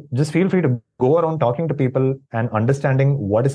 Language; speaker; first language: English; non-native, local second language; Tamil